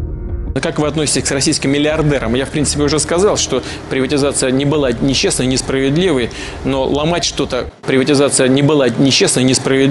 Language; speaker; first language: Russian; native; Russian